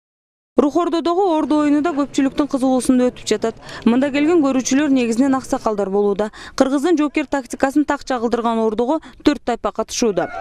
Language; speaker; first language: Kyrgyz; native; Kyrgyz